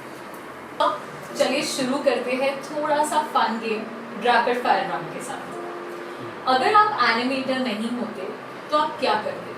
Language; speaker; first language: Hindi; native; Hindi